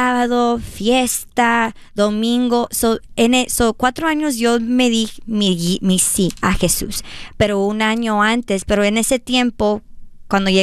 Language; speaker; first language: Spanish; early bilingual, heritage; Spanish